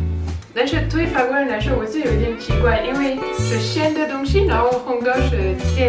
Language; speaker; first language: Chinese; non-native, learner; French